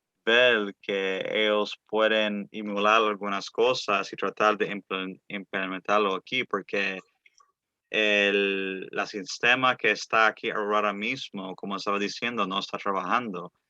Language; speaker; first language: Spanish; early bilingual, heritage; Spanish